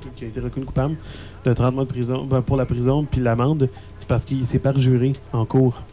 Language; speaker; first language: French; native; French